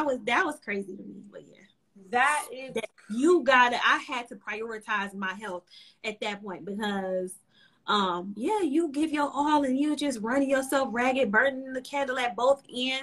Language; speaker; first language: English; native; English